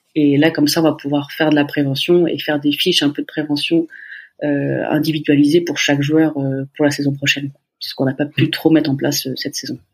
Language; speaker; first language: French; native; French